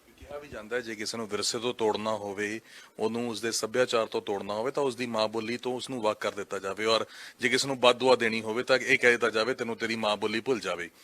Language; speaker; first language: Punjabi; native; Punjabi